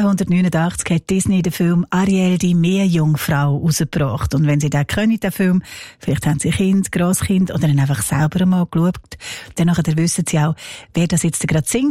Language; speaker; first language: German; native; German